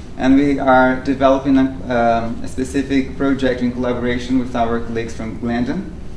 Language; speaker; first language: English; non-native, fluent; Portuguese